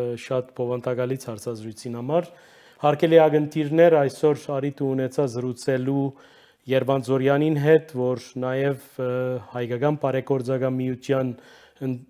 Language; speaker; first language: Armenian; early bilingual, heritage; Armenian